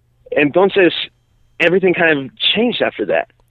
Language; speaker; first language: English; early bilingual, other home language; Spanish